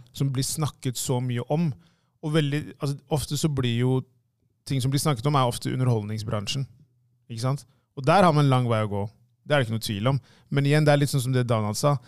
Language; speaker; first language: Norwegian; early bilingual, other home language; Tigrinya